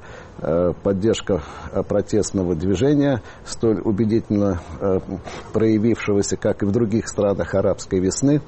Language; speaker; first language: Russian; native; Russian